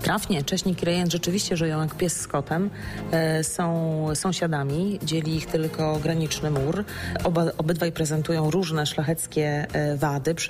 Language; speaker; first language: Polish; native; Polish